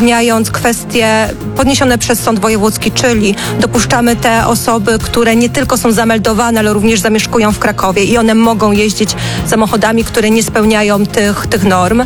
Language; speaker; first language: Polish; native; Polish